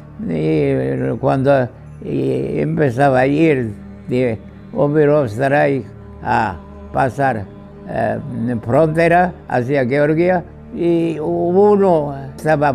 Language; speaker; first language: Spanish; non-native, fluent; Georgian